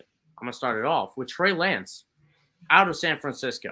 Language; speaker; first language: English; native; English